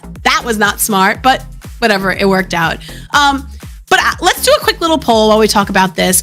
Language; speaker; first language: English; native; English